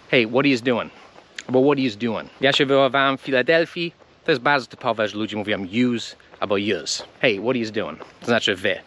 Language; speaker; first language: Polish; non-native, fluent; English